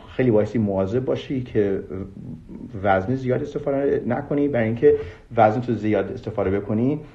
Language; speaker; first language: Persian; early bilingual, heritage; Persian